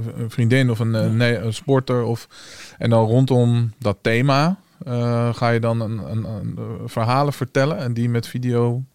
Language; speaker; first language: Dutch; native; Dutch